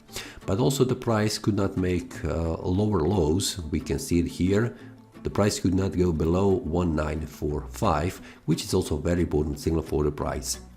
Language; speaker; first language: English; non-native, fluent; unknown